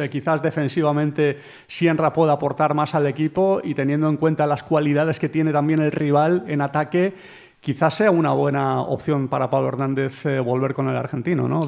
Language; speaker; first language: Spanish; native; Spanish